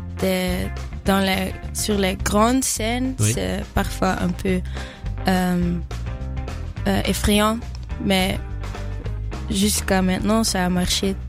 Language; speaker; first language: French; non-native, fluent; Dutch